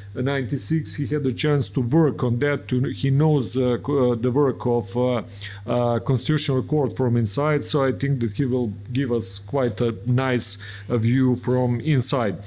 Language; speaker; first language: English; non-native, fluent; Serbian